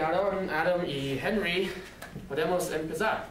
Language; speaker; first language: Spanish; non-native, learner; English